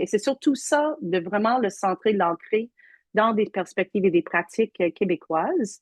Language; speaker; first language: French; native; French